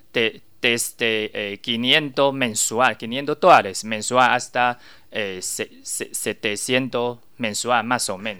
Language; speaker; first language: Spanish; non-native, learner; Chinese